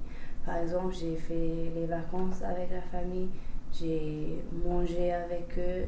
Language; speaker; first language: French; non-native, fluent; English